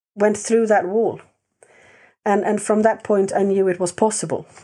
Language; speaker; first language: English; non-native, fluent; Swedish